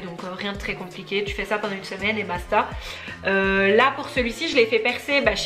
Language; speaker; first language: French; native; French